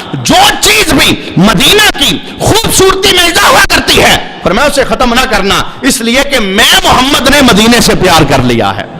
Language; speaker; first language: Urdu; non-native, local second language; Punjabi